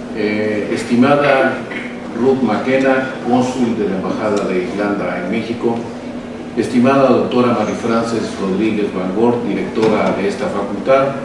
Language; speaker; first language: Spanish; native; Spanish